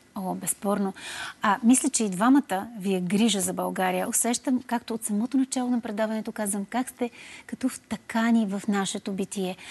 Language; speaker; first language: Bulgarian; native; Bulgarian